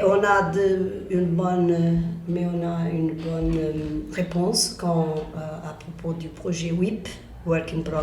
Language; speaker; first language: French; non-native, fluent; Portuguese